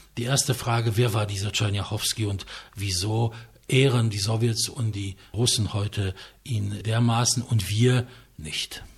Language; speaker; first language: German; non-native, fluent; Polish